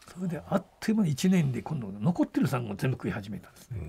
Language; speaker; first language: Japanese; native; Japanese